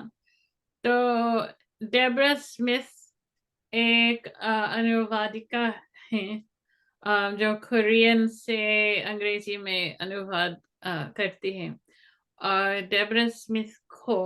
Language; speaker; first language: Hindi; non-native, fluent; English